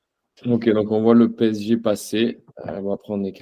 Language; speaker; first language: French; native; French